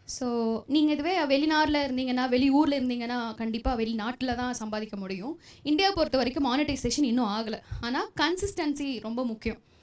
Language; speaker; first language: Tamil; non-native, local second language; Telugu